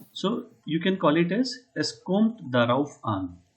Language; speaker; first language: German; non-native, fluent; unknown